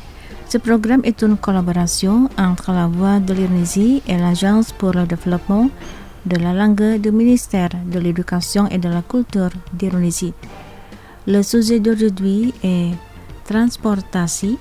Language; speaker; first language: French; non-native, fluent; Indonesian